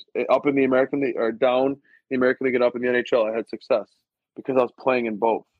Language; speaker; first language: English; native; English